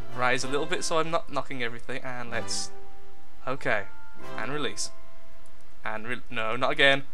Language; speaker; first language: English; native; English